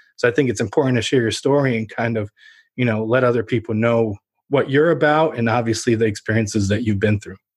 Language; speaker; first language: English; early bilingual, other home language; Ukrainian